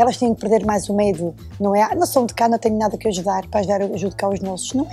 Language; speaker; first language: Portuguese; native; Portuguese